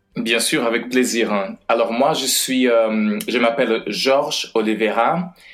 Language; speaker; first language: French; non-native, fluent; Portuguese